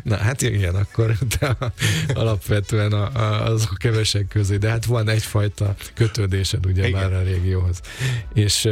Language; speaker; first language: Hungarian; native; Hungarian